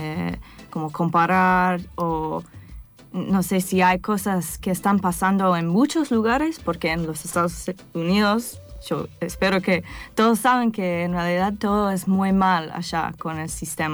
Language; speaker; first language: Spanish; non-native, fluent; English